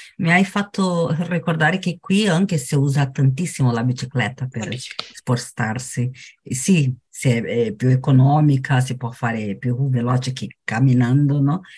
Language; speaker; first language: Italian; non-native, fluent; Portuguese